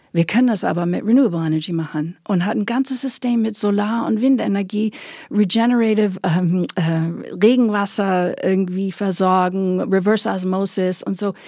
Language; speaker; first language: German; non-native, fluent; English